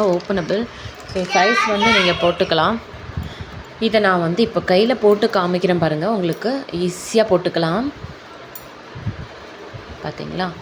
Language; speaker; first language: Tamil; native; Tamil